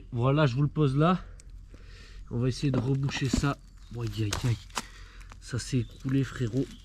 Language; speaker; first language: French; native; French